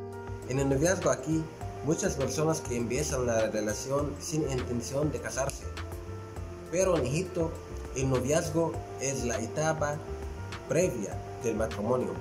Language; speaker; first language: Spanish; non-native, fluent; Arabic